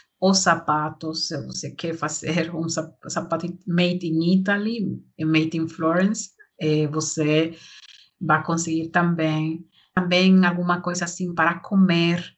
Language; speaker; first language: Portuguese; non-native, learner; Spanish